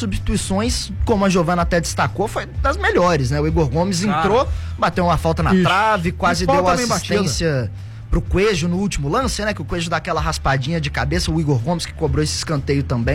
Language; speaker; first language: Portuguese; native; Portuguese